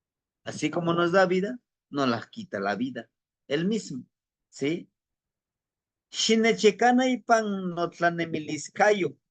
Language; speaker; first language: Spanish; native; Spanish